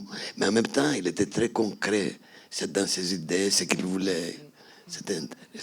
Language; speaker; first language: French; non-native, fluent; Greek